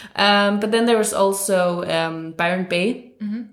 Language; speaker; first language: English; non-native, fluent; Danish